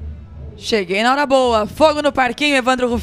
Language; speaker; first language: Portuguese; native; Portuguese